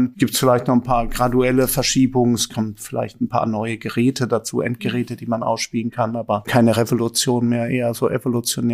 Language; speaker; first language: German; native; German